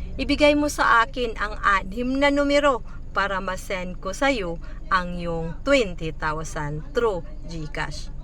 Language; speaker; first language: Filipino; non-native, local second language; Cebuano